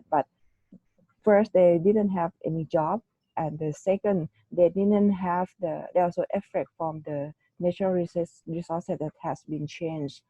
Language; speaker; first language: English; non-native, learner; Thai